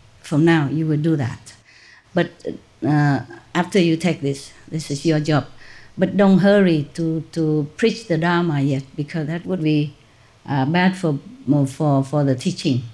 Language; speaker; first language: English; non-native, fluent; Vietnamese